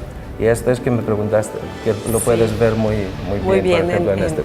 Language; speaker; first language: Spanish; non-native, fluent; Greek